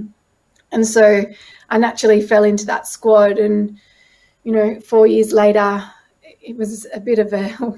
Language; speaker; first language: English; native; English